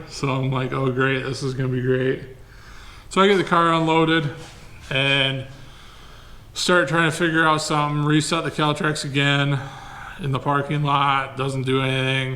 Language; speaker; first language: English; native; English